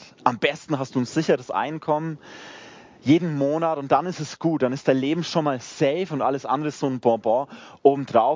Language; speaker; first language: German; native; German